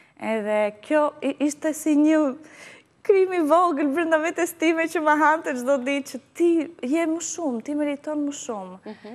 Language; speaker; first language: Albanian; early bilingual, heritage; Albanian